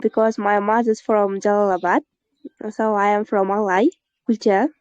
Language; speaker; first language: English; non-native, learner; Kyrgyz